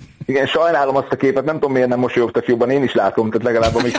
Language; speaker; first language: Hungarian; native; Hungarian